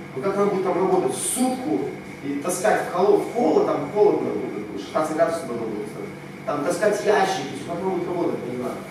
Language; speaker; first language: Russian; non-native, local second language; Romanian